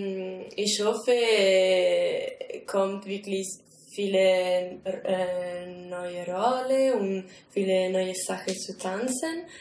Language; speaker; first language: German; non-native, learner; Italian